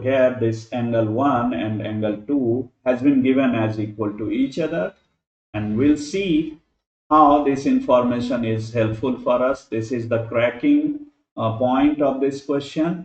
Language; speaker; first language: English; non-native, local second language; Hindi